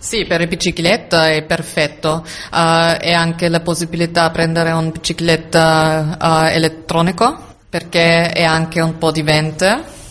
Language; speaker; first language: Italian; non-native, learner; German